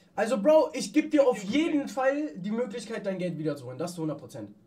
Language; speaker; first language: German; native; German